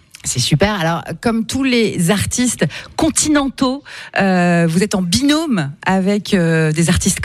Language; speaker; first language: French; native; French